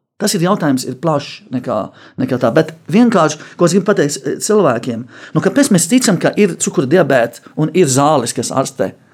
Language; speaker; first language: Latvian; non-native, fluent; Arabic